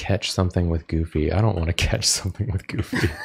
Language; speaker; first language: English; native; English